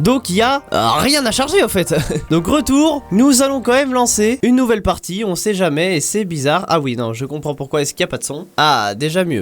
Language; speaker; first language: French; native; French